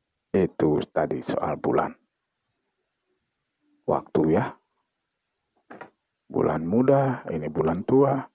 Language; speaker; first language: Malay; non-native, local second language; Achinese